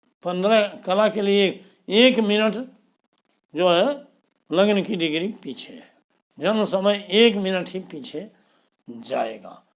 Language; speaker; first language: Hindi; native; Hindi